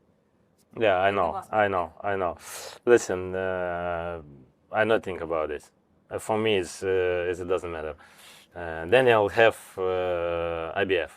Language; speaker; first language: English; non-native, learner; Ukrainian